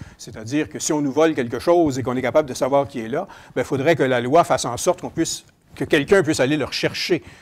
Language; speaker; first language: French; native; French